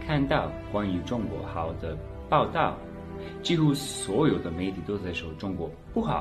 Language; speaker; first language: Chinese; non-native, fluent; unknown